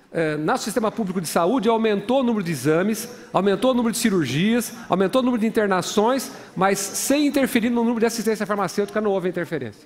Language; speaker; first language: Portuguese; native; Portuguese